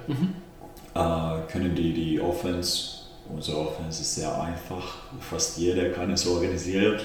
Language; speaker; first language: German; non-native, fluent; Finnish